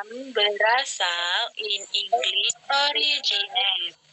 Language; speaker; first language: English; non-native, learner; Indonesian